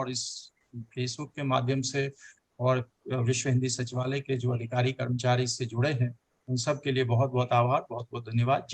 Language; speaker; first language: Hindi; native; Hindi